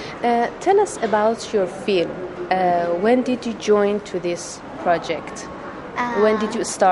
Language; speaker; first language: English; non-native, learner; Persian